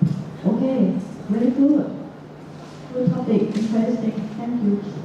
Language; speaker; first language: English; non-native, fluent; Thai